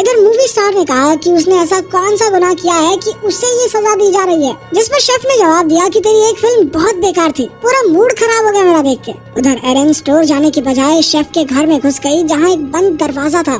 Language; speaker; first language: Hindi; native; Hindi